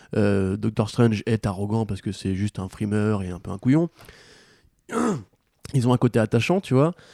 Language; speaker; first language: French; native; French